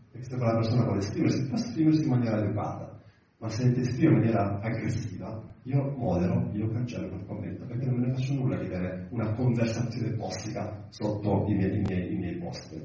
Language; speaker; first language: Italian; early bilingual, other home language; Arabic